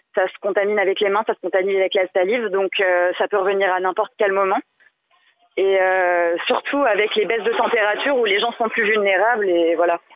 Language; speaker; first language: French; native; French